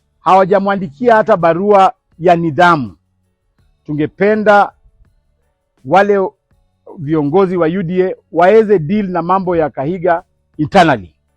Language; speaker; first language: Swahili; non-native, local second language; Luyia